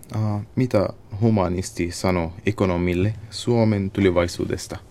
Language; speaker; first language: Finnish; non-native, fluent; Arabic